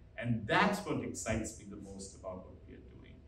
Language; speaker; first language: English; non-native, local second language; Hindi